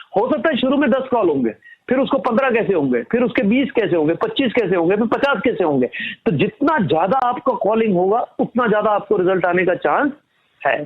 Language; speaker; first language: Hindi; native; Hindi